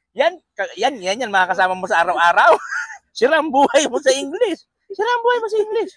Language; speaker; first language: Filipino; native; Filipino